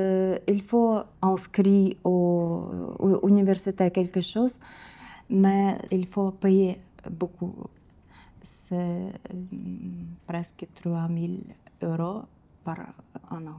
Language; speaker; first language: French; non-native, learner; Ukrainian